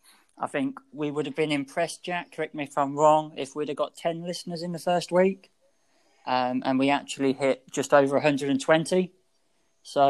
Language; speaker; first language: English; native; English